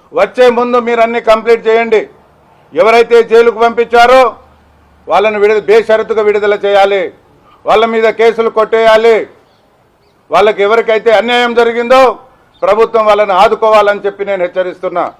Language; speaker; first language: Telugu; non-native, local second language; Lambadi